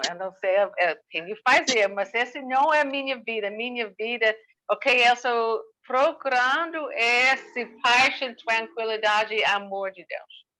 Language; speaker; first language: Portuguese; non-native, learner; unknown